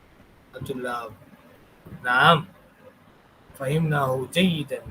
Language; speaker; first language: Arabic; non-native, fluent; Tamil